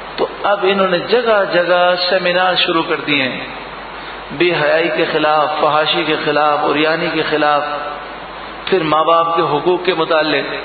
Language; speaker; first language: Urdu; native; Urdu